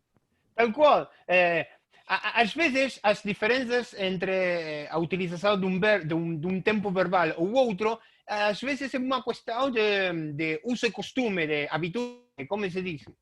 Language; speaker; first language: Portuguese; non-native, fluent; Spanish